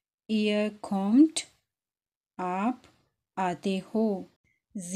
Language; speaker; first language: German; non-native, fluent; Urdu